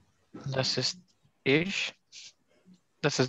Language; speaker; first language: German; non-native, learner; Urdu